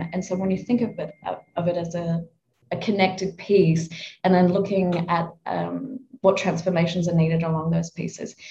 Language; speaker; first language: English; native; English